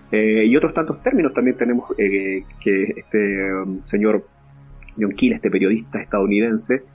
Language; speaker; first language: Spanish; native; Spanish